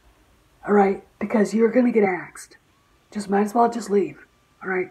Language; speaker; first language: English; native; English